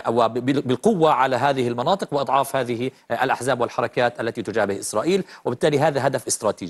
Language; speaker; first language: Arabic; native; Arabic